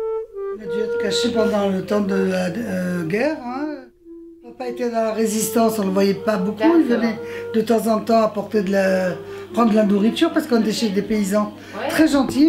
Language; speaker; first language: French; native; French